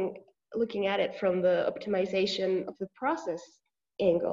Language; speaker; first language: English; non-native, fluent; Spanish